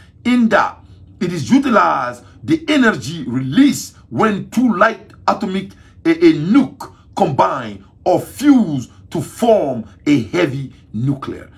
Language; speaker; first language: English; non-native, learner; Bambara